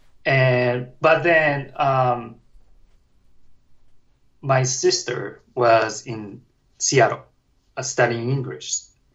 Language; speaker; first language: English; non-native, fluent; Japanese